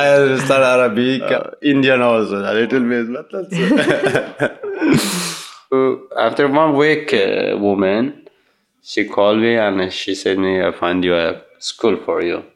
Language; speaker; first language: English; non-native, learner; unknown